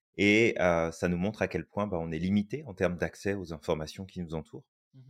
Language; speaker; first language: French; native; French